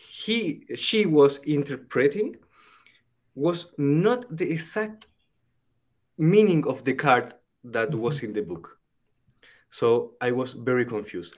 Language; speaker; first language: English; non-native, fluent; Spanish